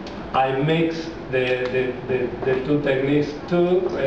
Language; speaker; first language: English; non-native, learner; Spanish